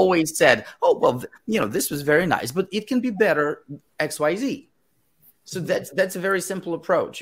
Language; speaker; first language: English; non-native, fluent; Russian